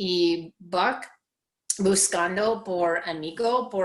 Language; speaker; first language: Spanish; non-native, learner; English